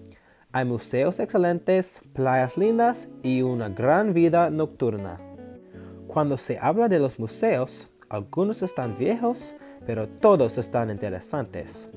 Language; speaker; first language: Spanish; non-native, learner; English